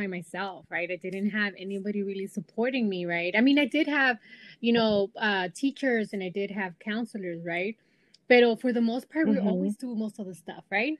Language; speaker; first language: English; native; English